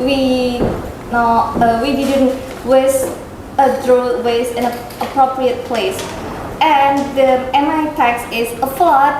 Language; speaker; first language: English; non-native, learner; Indonesian